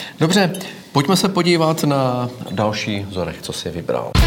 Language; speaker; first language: Czech; native; Czech